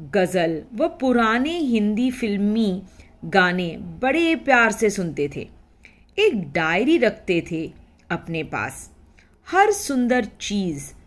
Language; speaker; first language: Hindi; non-native, local second language; Marathi